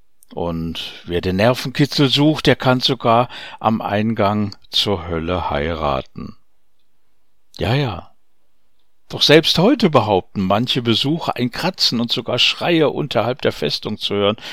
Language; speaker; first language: German; native; German